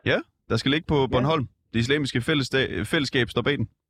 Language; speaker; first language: Danish; native; Danish